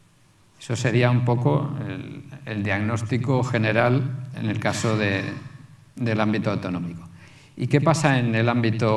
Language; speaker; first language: Spanish; native; Spanish